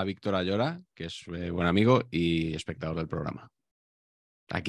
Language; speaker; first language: Spanish; native; Spanish